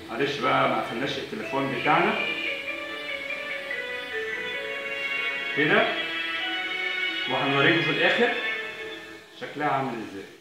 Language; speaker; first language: Arabic; native; Arabic